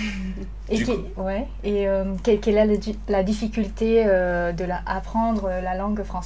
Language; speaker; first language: French; non-native, learner; Lao